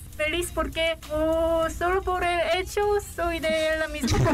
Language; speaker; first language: Spanish; non-native, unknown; Korean